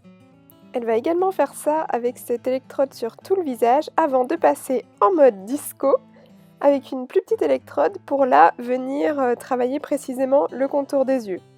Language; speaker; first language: French; native; French